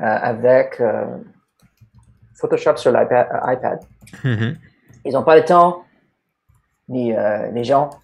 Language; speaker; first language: French; non-native, learner; English